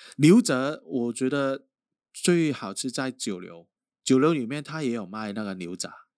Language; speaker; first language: Chinese; non-native, local second language; Cantonese